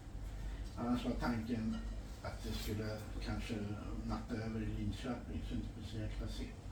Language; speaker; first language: Swedish; native; Swedish